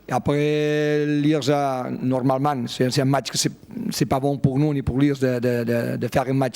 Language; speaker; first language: French; non-native, fluent; Spanish